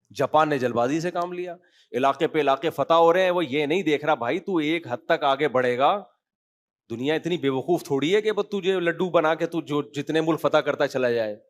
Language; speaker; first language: Urdu; native; Urdu